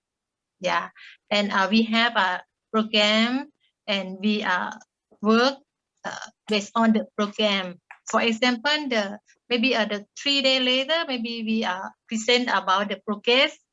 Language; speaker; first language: English; non-native, learner; Thai